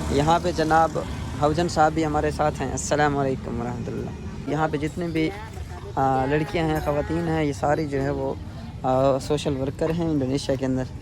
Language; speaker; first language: Urdu; non-native, local second language; Saraiki